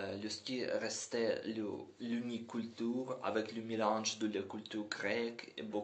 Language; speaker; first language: French; non-native, learner; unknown